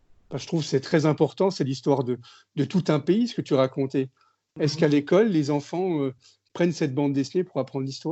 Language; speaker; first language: French; native; French